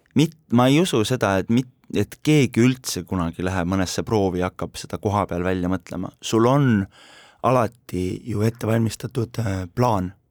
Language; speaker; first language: Estonian; native; Estonian